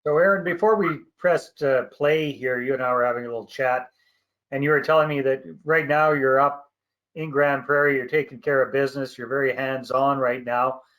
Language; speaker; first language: English; native; English